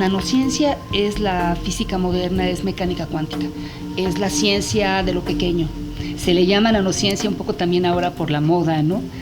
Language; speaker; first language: Spanish; native; Spanish